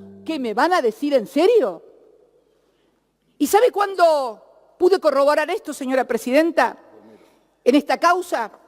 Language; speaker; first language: Spanish; native; Spanish